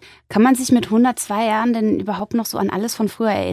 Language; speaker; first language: German; native; German